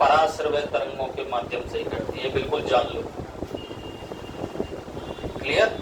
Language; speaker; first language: Hindi; native; Hindi